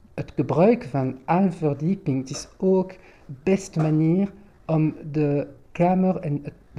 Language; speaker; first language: Dutch; non-native, local second language; French